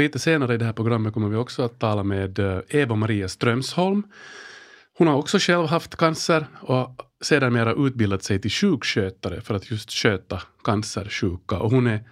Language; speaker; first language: Swedish; native; Swedish